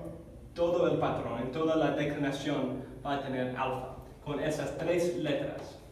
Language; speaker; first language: Spanish; non-native, fluent; English